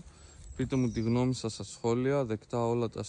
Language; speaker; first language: Greek; native; Greek